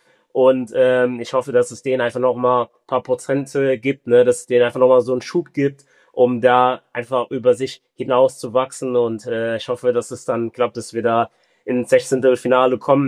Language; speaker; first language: German; early bilingual, other home language; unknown